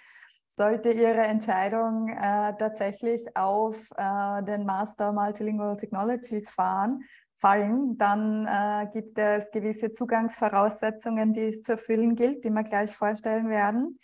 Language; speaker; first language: German; native; German